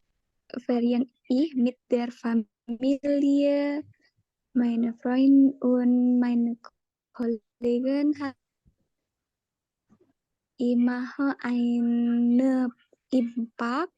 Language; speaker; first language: German; non-native, learner; Indonesian